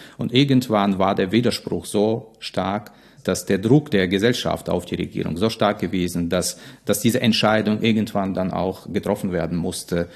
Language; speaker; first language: German; non-native, fluent; Russian